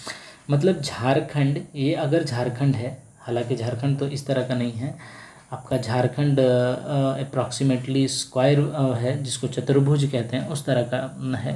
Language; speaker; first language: Hindi; native; Hindi